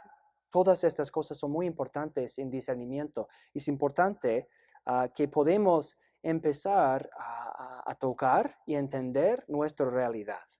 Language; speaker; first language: Spanish; non-native, fluent; English